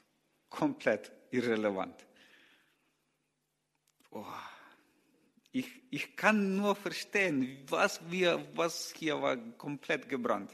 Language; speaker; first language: German; non-native, learner; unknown